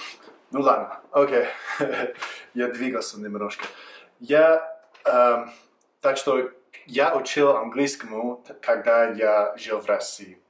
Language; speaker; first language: Russian; non-native, fluent; English